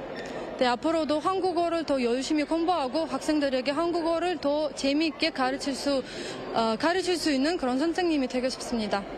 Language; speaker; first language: Korean; non-native, fluent; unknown